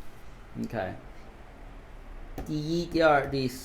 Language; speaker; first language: Chinese; non-native, learner; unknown